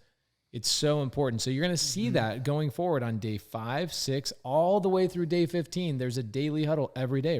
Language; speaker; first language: English; native; English